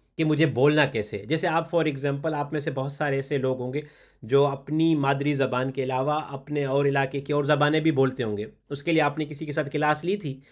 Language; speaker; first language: Urdu; non-native, local second language; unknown